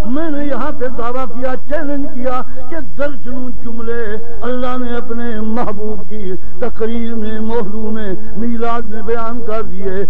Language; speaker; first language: Urdu; non-native, local second language; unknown